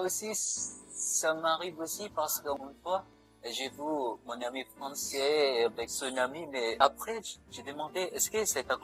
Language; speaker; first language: French; non-native, learner; Filipino